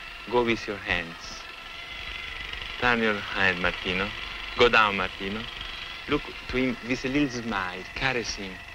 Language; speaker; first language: English; non-native, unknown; Italian